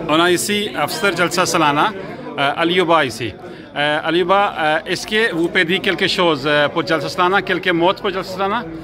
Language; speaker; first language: French; non-native, learner; Urdu